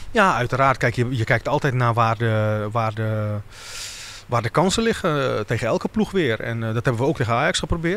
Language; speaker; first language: Dutch; native; Dutch